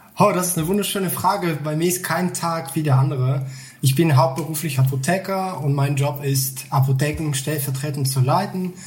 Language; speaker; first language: German; non-native, fluent; Bulgarian